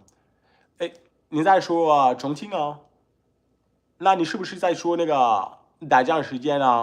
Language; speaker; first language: Chinese; non-native, learner; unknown